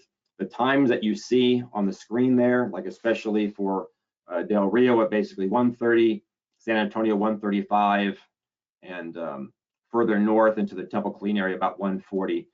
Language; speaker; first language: English; native; English